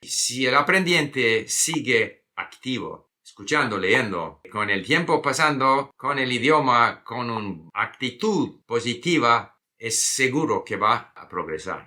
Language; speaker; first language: Spanish; non-native, fluent; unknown